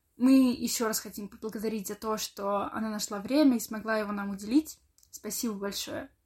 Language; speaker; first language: Russian; native; Russian